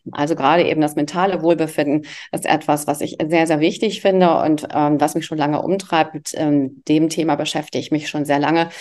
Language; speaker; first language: German; early bilingual, other home language; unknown